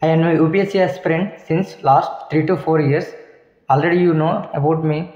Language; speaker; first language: English; non-native, local second language; Telugu